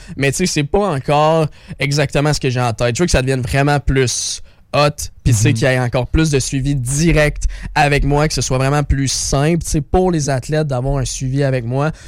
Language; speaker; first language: French; native; French